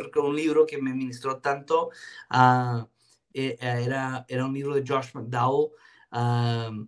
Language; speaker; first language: Spanish; native; Spanish